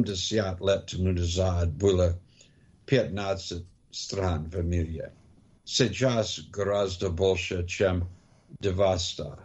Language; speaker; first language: Russian; non-native, learner; English